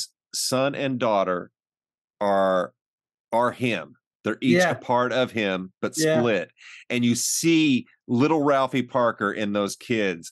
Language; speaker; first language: English; native; English